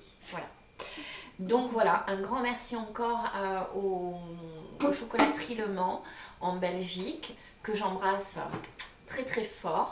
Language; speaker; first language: French; native; French